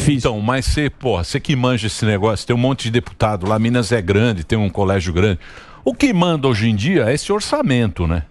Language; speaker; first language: Portuguese; native; Portuguese